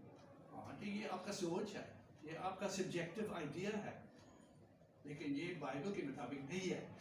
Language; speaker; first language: Hindi; non-native, fluent; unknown